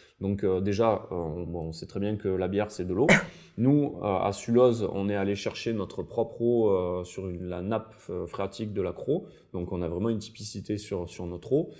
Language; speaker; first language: French; native; French